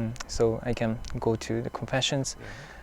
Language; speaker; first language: English; non-native, fluent; Japanese